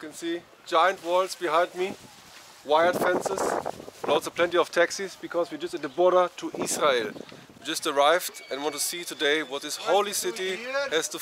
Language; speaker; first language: English; non-native, fluent; German